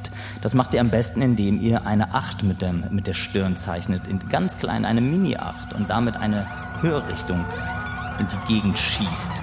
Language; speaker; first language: German; native; German